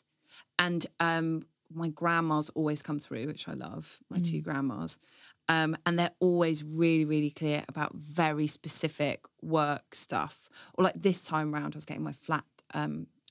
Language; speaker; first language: English; native; English